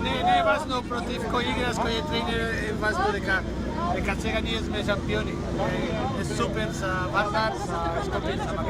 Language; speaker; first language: Macedonian; non-native, learner; Croatian